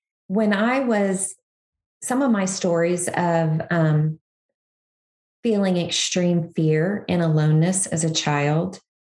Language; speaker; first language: English; native; English